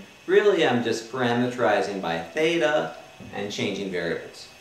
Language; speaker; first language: English; native; English